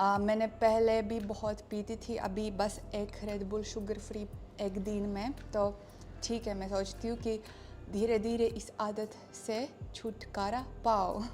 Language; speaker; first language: Hindi; non-native, fluent; Russian